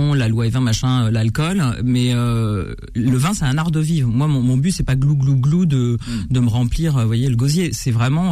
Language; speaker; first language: French; native; French